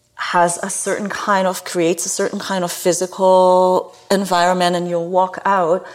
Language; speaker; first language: English; non-native, fluent; Hebrew